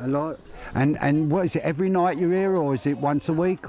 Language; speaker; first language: English; native; English